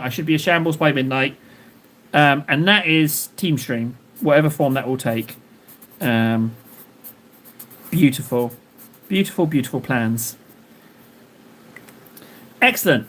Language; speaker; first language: English; native; English